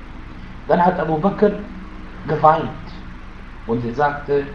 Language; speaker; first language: German; non-native, fluent; Arabic